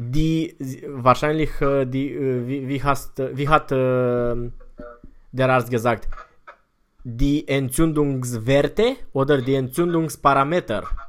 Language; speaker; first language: German; non-native, fluent; Romanian